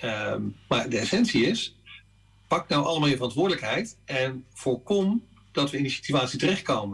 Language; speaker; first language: Dutch; native; Dutch